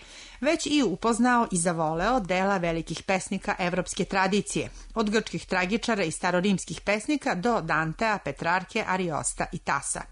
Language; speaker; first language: Serbian; native; Serbian